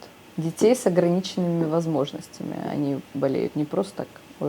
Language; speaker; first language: Russian; native; Russian